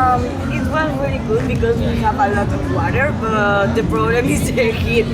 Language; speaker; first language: English; non-native, learner; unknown